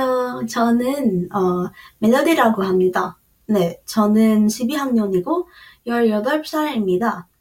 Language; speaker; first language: Korean; non-native, learner; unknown